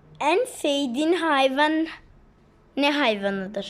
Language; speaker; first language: Turkish; non-native, learner; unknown